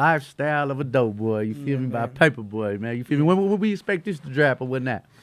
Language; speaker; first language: English; native; English